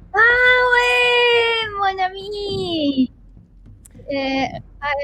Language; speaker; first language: French; non-native, learner; Spanish